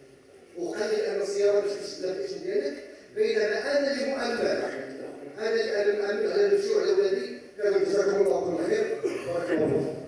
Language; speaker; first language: Arabic; native; Arabic